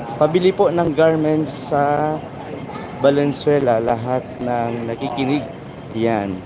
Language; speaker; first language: Filipino; non-native, local second language; Bikol